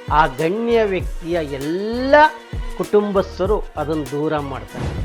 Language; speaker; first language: Kannada; native; Kannada